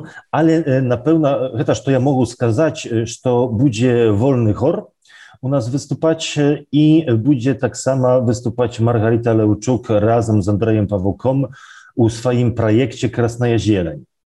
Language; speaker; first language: Belarusian; non-native, local second language; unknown